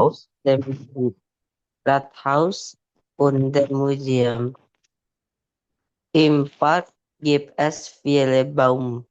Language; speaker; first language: German; non-native, learner; Indonesian